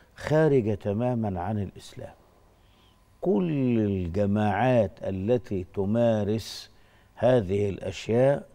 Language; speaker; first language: Egyptian Arabic; native; Egyptian Arabic